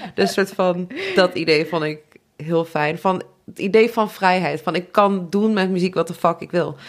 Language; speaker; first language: Dutch; native; Dutch